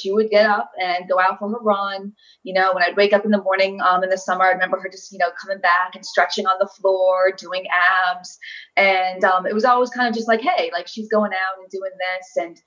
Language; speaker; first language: English; native; English